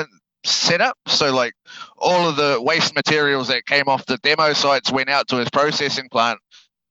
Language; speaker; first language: English; native; English